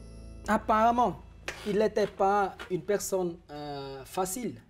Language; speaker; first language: French; non-native, fluent; Vietnamese